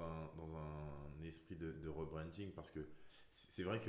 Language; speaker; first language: French; native; French